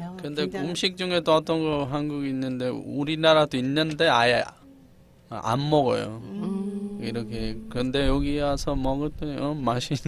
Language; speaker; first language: Korean; non-native, fluent; Bangla